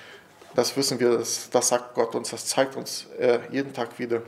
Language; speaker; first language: German; non-native, fluent; Portuguese